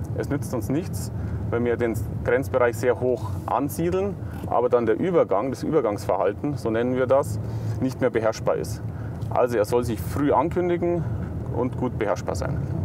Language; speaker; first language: German; native; German